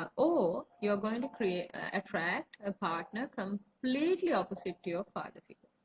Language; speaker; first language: English; non-native, local second language; Sinhala